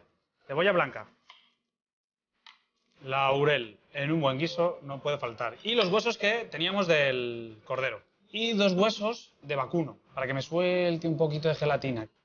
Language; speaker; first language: Spanish; native; Spanish